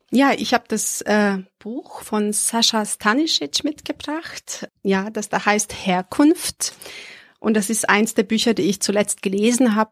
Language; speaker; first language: German; early bilingual, other home language; Serbian